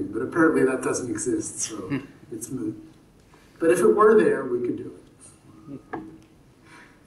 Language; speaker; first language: English; native; English